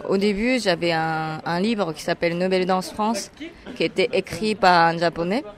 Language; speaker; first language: French; non-native, fluent; Japanese